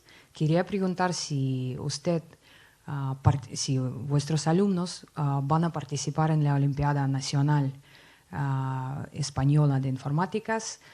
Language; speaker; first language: Spanish; non-native, fluent; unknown